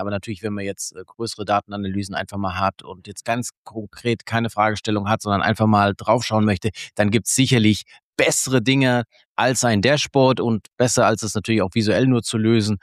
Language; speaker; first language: German; native; German